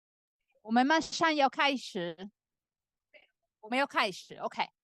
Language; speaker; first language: Chinese; non-native, fluent; Italian